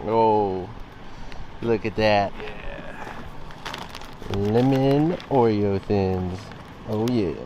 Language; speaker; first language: English; native; English